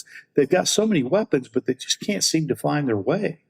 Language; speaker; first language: English; native; English